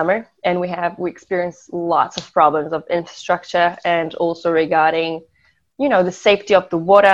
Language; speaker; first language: English; non-native, fluent; Portuguese